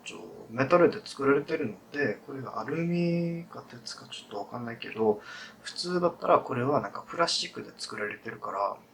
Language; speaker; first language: Japanese; non-native, fluent; English